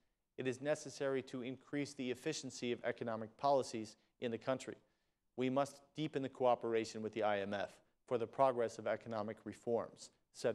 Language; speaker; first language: English; non-native, fluent; Albanian